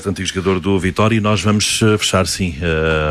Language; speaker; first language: Portuguese; native; Portuguese